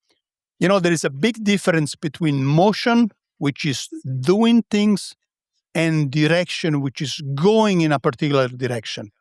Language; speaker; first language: English; non-native, fluent; Italian